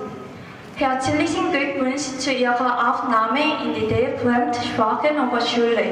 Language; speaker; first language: German; non-native, learner; Korean